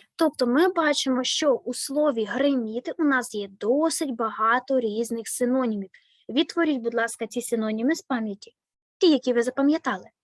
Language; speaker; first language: Ukrainian; native; Ukrainian